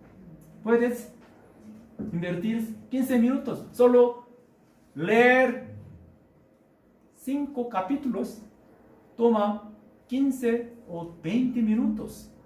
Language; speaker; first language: Spanish; non-native, learner; Korean